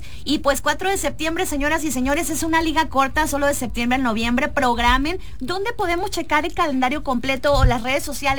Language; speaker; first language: Spanish; native; Spanish